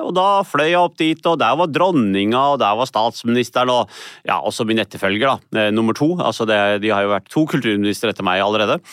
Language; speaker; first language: Norwegian; early bilingual, other home language; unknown